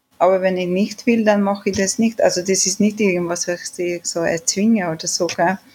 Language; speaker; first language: German; non-native, fluent; Swedish